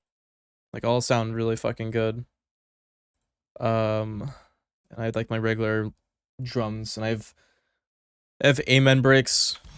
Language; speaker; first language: English; native; English